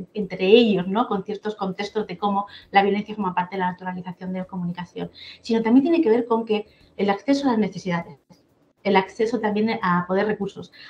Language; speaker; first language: Spanish; native; Spanish